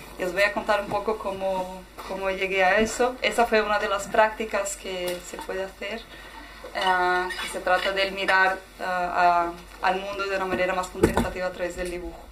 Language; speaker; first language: Spanish; non-native, fluent; Portuguese